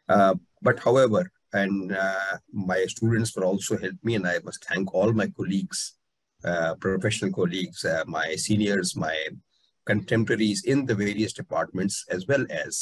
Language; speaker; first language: English; non-native, local second language; Hindi